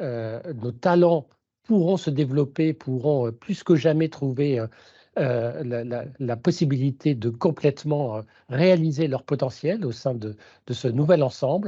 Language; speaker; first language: French; native; French